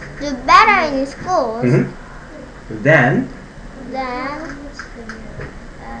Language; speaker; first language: English; non-native, learner; Korean